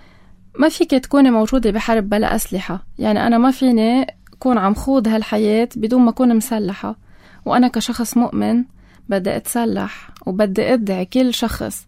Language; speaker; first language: Arabic; native; Arabic